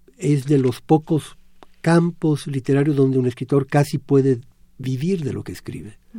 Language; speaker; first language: Spanish; non-native, fluent; Italian